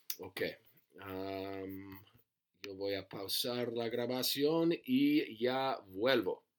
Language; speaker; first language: Spanish; non-native, learner; English